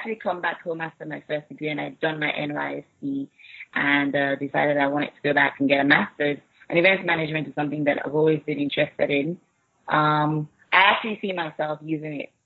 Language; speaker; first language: English; non-native, local second language; Igbo